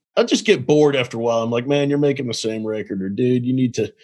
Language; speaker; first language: English; native; English